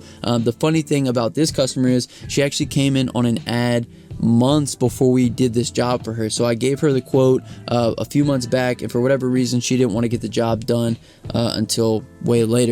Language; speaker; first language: English; native; English